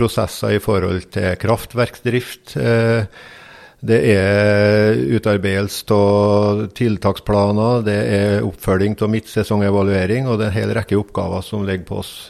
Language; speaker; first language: Norwegian; native; Norwegian